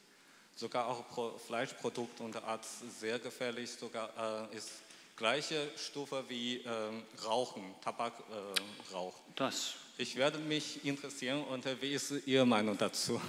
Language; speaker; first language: German; non-native, fluent; Chinese